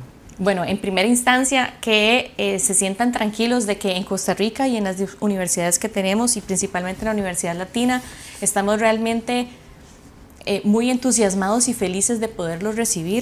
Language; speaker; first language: Spanish; native; Spanish